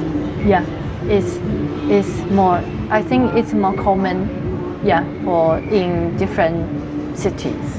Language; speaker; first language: English; non-native, fluent; Chinese